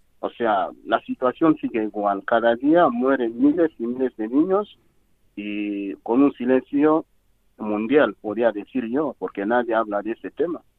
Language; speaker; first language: Spanish; non-native, fluent; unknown